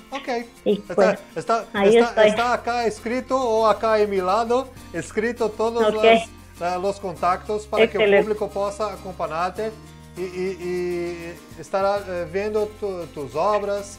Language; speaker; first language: Spanish; non-native, learner; Portuguese